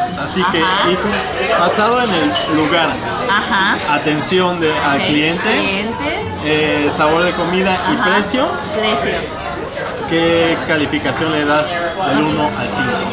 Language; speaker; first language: Spanish; native; Spanish